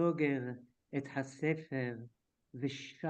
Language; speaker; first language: Hebrew; non-native, learner; French